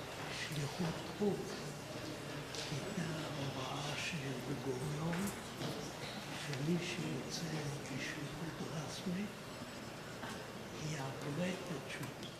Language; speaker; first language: Hebrew; non-native, fluent; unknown